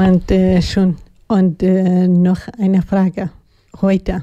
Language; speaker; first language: German; non-native, learner; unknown